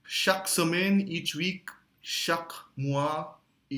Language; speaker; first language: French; non-native, fluent; Hindi